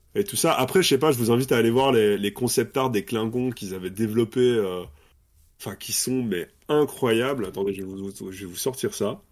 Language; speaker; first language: French; native; French